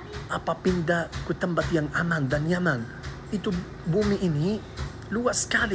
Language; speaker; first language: Indonesian; non-native, learner; Arabic